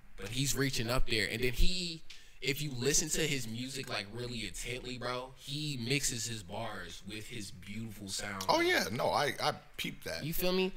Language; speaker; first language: English; native; English